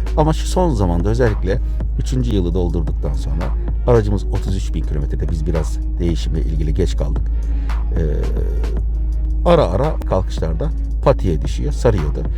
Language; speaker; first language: Turkish; native; Turkish